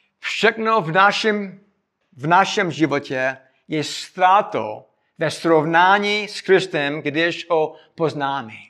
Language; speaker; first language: Czech; non-native, fluent; English